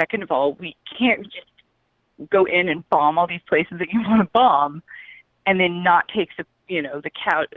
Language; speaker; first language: English; native; English